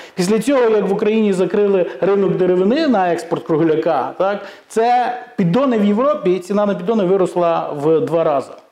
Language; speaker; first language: Ukrainian; native; Ukrainian